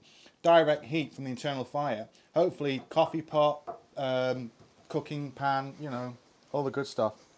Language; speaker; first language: English; native; English